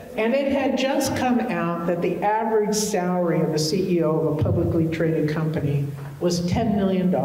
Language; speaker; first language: English; native; English